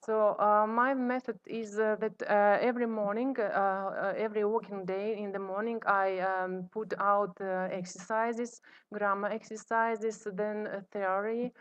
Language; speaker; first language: English; non-native, fluent; Russian